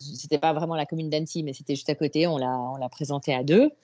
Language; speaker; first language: French; native; French